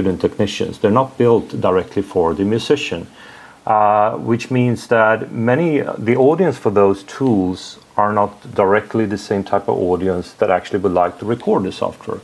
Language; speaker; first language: English; non-native, fluent; Swedish